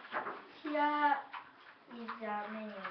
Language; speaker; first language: English; non-native, learner; Japanese